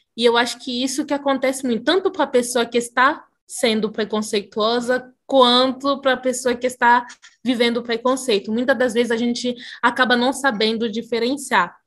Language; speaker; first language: Portuguese; early bilingual, other home language; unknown